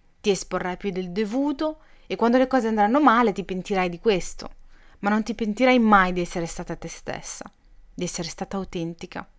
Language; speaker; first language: Italian; native; Italian